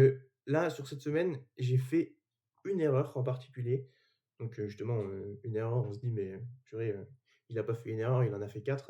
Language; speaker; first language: French; native; French